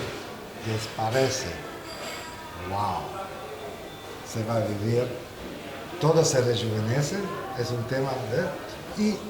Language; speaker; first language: Spanish; non-native, fluent; Italian